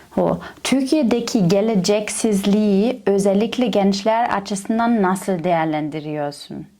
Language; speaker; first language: Turkish; non-native, fluent; German